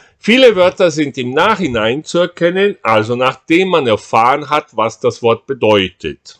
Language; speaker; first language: German; non-native, fluent; Portuguese